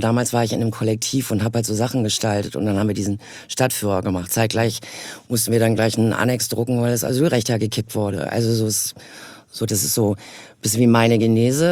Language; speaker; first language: German; native; German